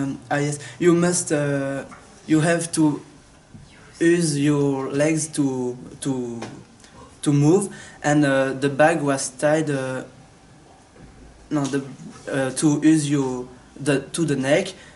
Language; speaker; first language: English; non-native, learner; French